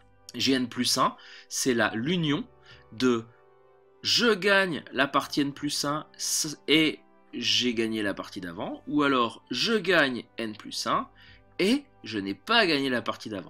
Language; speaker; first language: French; native; French